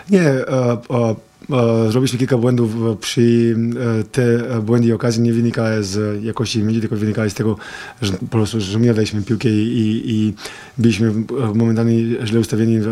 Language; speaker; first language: Polish; non-native, fluent; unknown